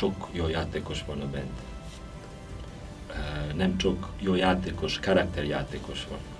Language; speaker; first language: Hungarian; non-native, learner; Serbian